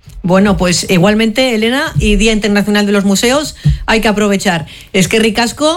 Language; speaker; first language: Spanish; native; Spanish